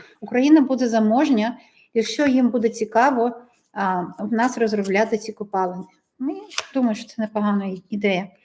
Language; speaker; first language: Ukrainian; native; Ukrainian